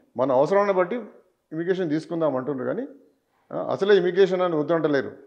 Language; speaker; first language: Telugu; native; Telugu